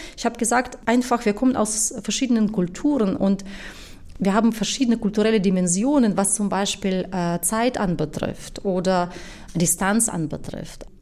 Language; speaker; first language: German; non-native, fluent; Ukrainian